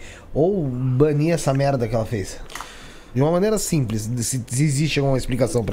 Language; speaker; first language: Portuguese; native; Portuguese